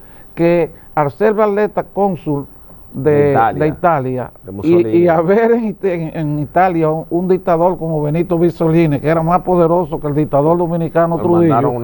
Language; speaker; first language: Spanish; native; Spanish